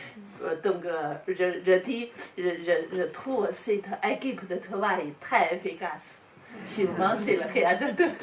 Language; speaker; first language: French; non-native, learner; Chinese